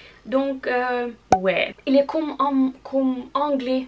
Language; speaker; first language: French; non-native, learner; English